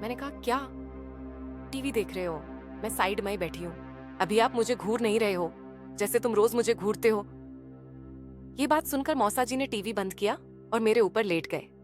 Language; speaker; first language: Hindi; native; Hindi